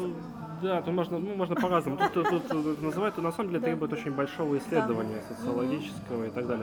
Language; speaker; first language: Russian; native; Russian